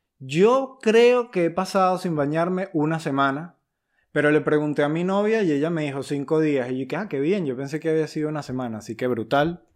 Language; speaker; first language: Spanish; native; Spanish